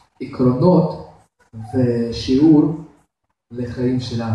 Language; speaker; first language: Hebrew; non-native, fluent; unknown